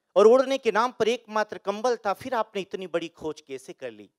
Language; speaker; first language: Hindi; native; Hindi